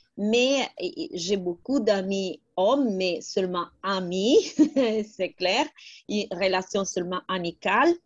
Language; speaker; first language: French; non-native, fluent; Italian